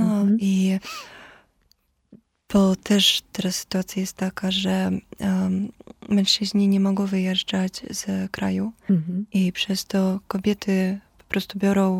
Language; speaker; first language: Polish; non-native, fluent; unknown